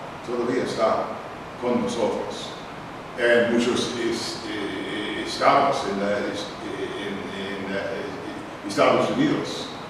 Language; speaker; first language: Spanish; non-native, learner; English